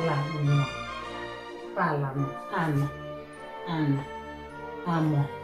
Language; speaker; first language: Italian; non-native, learner; Nigerian Pidgin